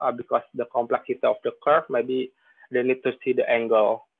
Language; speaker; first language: English; non-native, fluent; Indonesian